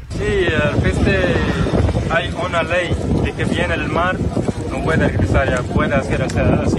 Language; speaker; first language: Spanish; non-native, learner; Arabic